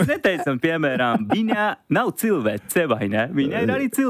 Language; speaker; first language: Latvian; non-native, learner; Japanese